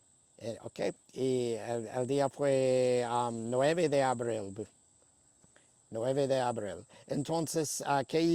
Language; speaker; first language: Spanish; non-native, fluent; English